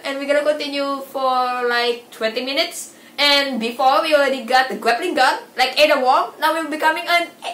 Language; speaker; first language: English; non-native, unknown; Indonesian